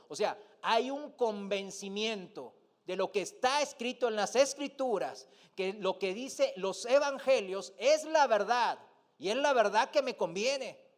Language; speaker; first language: Spanish; non-native, fluent; Korean